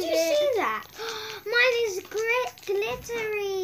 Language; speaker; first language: English; native; English